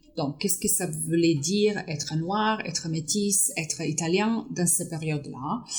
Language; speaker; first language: French; non-native, fluent; Italian